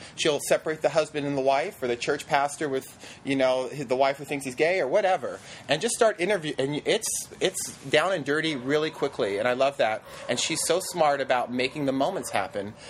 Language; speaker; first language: English; native; English